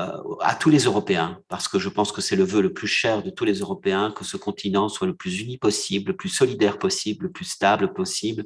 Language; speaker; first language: French; native; French